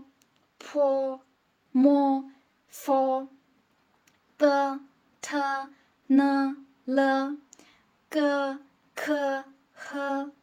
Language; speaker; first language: Chinese; non-native, fluent; Burmese